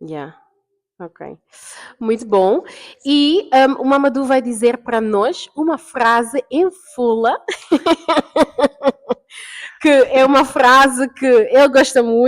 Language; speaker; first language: Portuguese; non-native, fluent; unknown